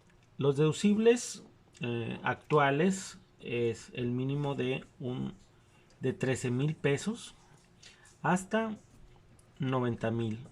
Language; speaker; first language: Spanish; native; Spanish